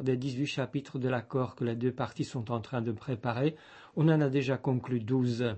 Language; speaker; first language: French; native; French